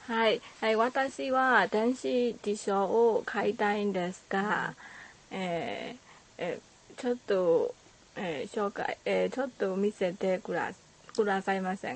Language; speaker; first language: Japanese; non-native, learner; Burmese